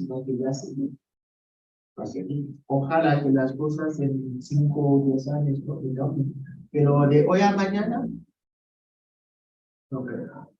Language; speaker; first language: Spanish; non-native, fluent; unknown